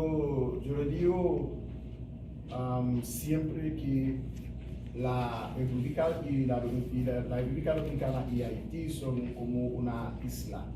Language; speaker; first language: Spanish; non-native, fluent; Haitian Creole